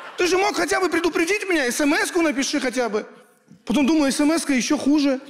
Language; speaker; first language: Russian; early bilingual, other home language; Kurdish